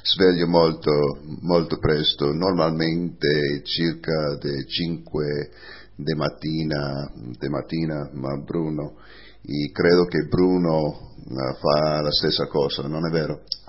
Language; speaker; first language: Italian; non-native, learner; English